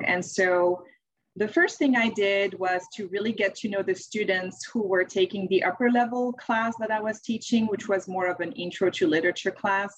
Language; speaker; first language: English; non-native, fluent; French